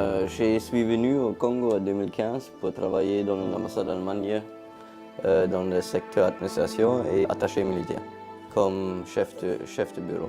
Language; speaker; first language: French; non-native, fluent; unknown